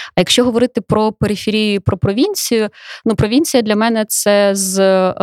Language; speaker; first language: Ukrainian; native; Ukrainian